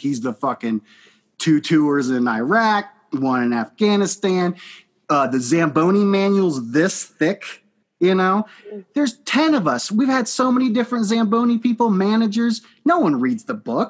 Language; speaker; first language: English; native; English